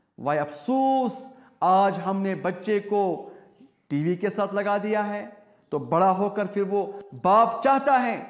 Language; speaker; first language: Hindi; non-native, local second language; Kashmiri